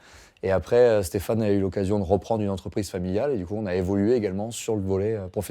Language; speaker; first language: French; native; French